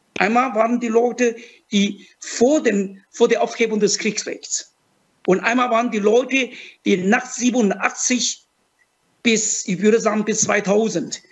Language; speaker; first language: German; non-native, fluent; Chinese